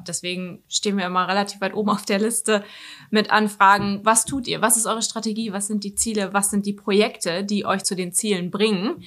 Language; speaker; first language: German; native; German